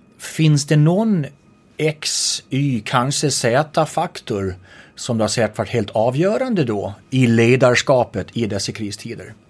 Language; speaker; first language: Swedish; native; Swedish